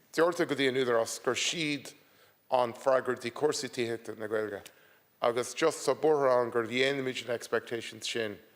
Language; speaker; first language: Irish; non-native, local second language; English